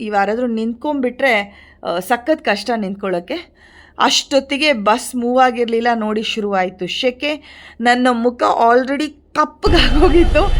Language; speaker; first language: Kannada; non-native, local second language; Tulu